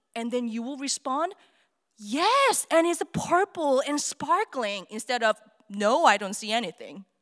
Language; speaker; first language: English; non-native, fluent; Korean